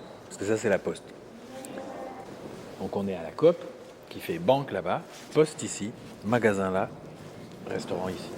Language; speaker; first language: French; native; French